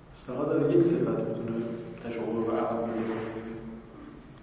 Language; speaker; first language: Persian; native; Persian